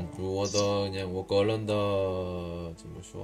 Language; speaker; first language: Chinese; non-native, learner; Korean